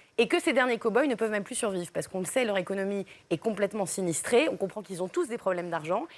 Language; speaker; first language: French; native; French